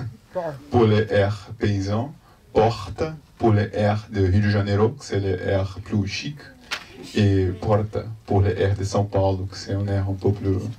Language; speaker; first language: French; non-native, fluent; Portuguese